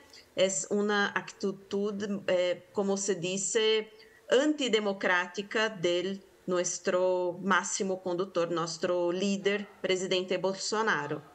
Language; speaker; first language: Spanish; non-native, fluent; Portuguese